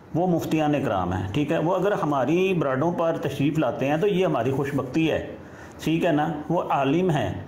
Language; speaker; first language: Urdu; non-native, local second language; Punjabi